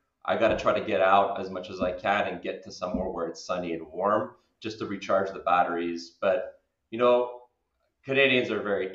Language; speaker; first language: English; native; English